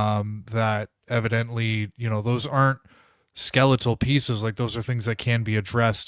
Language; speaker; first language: English; native; English